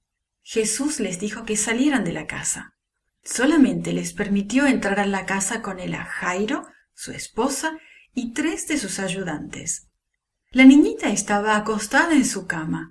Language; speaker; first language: Spanish; native; Spanish